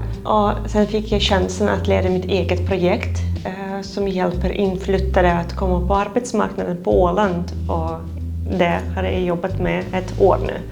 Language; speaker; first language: Swedish; non-native, fluent; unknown